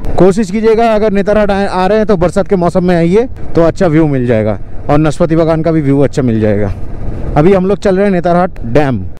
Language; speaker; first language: Hindi; non-native, local second language; Bangla